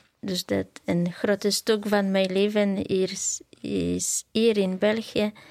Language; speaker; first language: Dutch; non-native, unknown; Polish